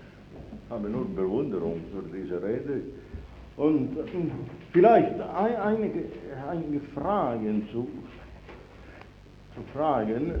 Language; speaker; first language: German; non-native, fluent; Italian